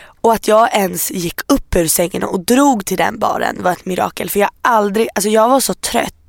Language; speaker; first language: Swedish; early bilingual, other home language; Persian